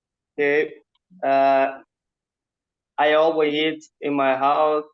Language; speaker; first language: English; non-native, learner; Spanish